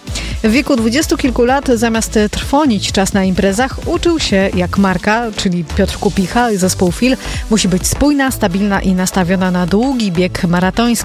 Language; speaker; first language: Polish; native; Polish